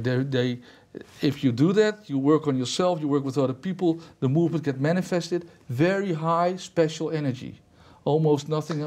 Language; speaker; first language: English; non-native, fluent; Dutch